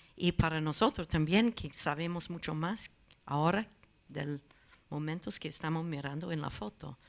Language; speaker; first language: Spanish; non-native, learner; English